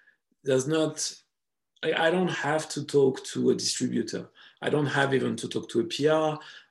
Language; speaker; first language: English; non-native, fluent; French